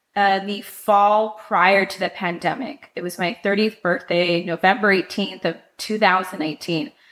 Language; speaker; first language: English; native; English